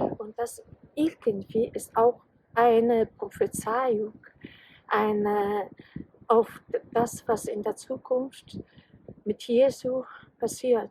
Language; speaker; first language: German; non-native, fluent; Polish